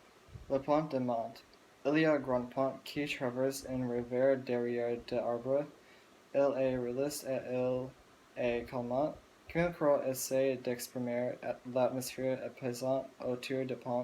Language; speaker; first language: French; non-native, learner; English